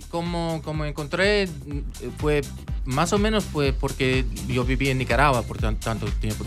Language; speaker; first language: Spanish; non-native, local second language; English